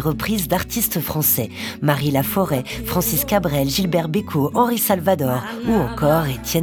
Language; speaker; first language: French; native; French